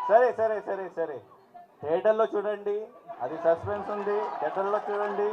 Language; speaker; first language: Telugu; non-native, local second language; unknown